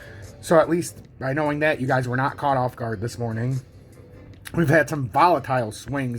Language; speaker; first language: English; native; English